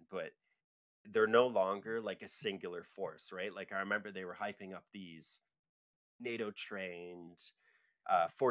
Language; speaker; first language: English; native; English